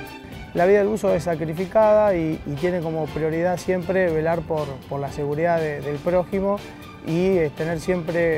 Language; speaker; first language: Spanish; native; Spanish